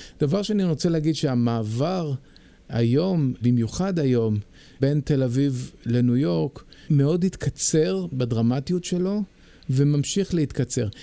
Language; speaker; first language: Hebrew; early bilingual, heritage; Hebrew